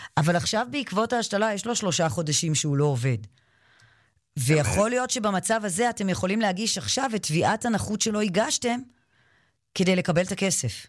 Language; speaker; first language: Hebrew; native; Hebrew